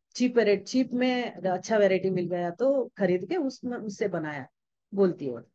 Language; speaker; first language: Hindi; non-native, local second language; Telugu